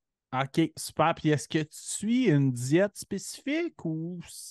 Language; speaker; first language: French; native; French